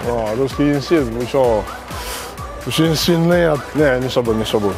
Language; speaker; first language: Russian; non-native, learner; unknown